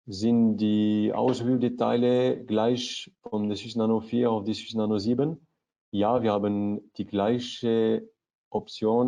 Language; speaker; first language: German; non-native, learner; French